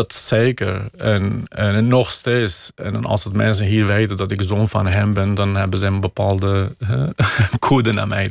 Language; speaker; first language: Dutch; non-native, fluent; Kurdish